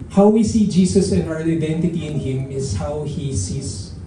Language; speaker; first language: English; non-native, local second language; Filipino